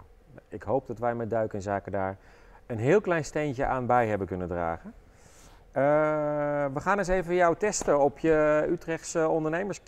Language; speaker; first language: Dutch; native; Dutch